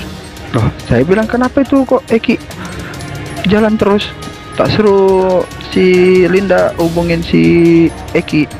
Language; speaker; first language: Indonesian; native; Indonesian